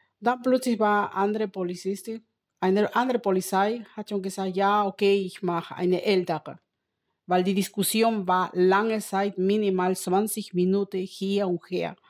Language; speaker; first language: German; non-native, learner; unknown